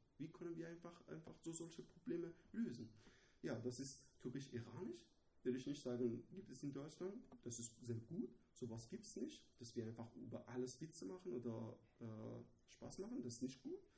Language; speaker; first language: German; non-native, learner; Persian